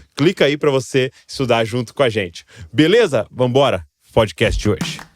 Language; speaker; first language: Portuguese; native; Portuguese